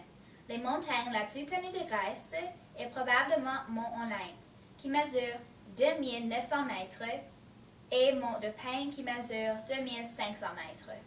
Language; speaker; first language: French; non-native, learner; English